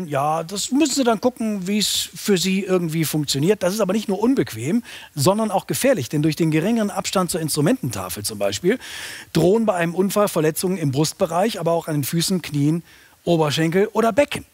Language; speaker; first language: German; native; German